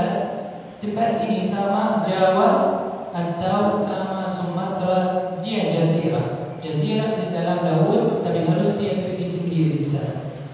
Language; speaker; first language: Indonesian; non-native, learner; Arabic